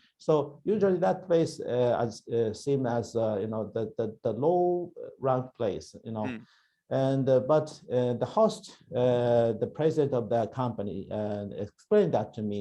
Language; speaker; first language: English; non-native, learner; Chinese